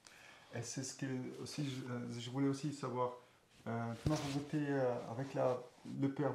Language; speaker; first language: French; non-native, fluent; German